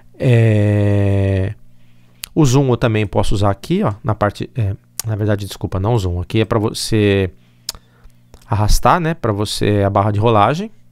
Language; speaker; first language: Portuguese; native; Portuguese